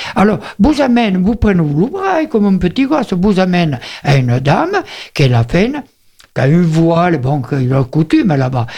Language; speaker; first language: French; native; French